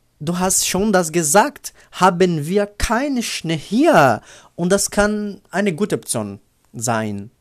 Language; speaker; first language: German; non-native, learner; Portuguese